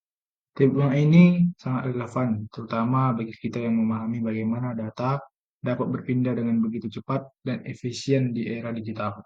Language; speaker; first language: Indonesian; native; Indonesian